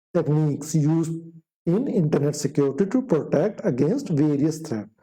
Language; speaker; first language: English; non-native, local second language; Punjabi